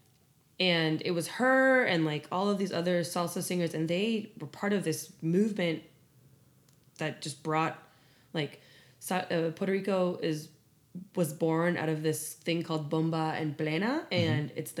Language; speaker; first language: English; non-native, fluent; Spanish